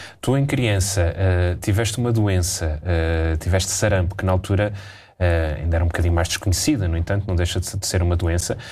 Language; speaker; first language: Portuguese; native; Portuguese